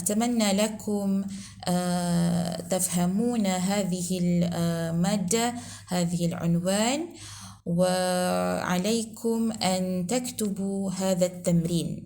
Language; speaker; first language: Arabic; non-native, fluent; Malay